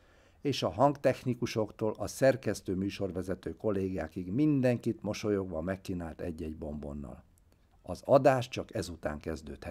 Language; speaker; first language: Hungarian; native; Hungarian